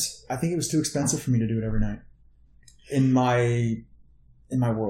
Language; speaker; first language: English; native; English